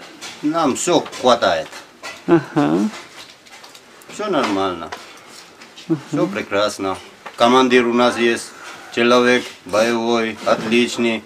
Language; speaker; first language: Russian; non-native, learner; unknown